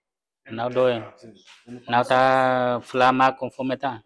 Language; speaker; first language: Portuguese; non-native, learner; Vietnamese